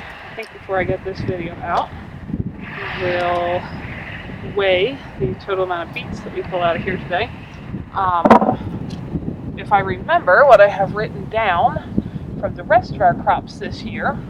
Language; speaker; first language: English; native; English